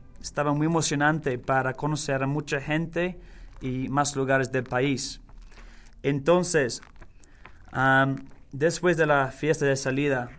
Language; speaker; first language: Spanish; non-native, learner; English